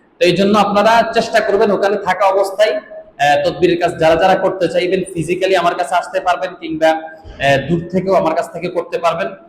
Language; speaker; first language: Bangla; native; Bangla